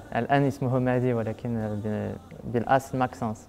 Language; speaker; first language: Arabic; non-native, learner; French